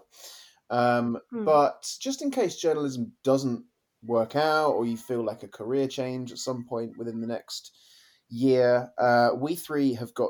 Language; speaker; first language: English; native; English